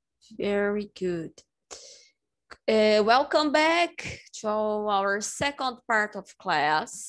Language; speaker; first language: English; non-native, fluent; Portuguese